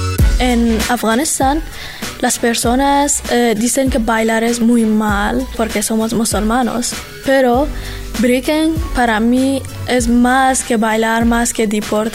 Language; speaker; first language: Spanish; non-native, learner; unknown